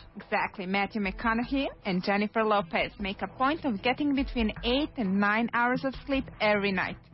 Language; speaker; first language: English; non-native, fluent; Serbian